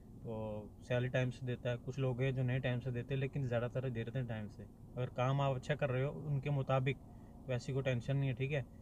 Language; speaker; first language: Urdu; native; Urdu